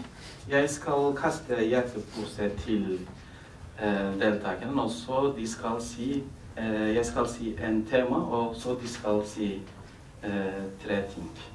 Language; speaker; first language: Norwegian; non-native, fluent; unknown